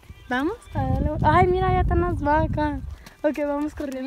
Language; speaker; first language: Spanish; early bilingual, heritage; Spanish